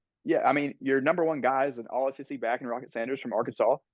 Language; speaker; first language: English; native; English